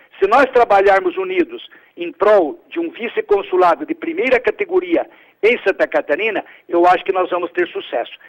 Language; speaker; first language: Portuguese; early bilingual, other home language; Italian